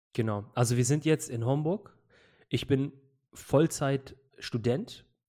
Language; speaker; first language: German; early bilingual, other home language; Arabic